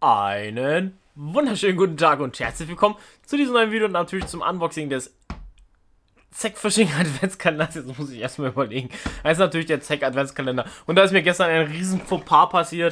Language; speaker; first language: German; native; German